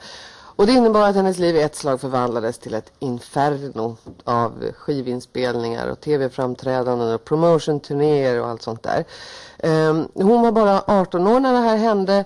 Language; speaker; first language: Swedish; native; Swedish